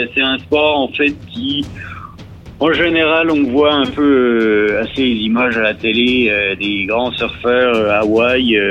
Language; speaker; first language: French; native; French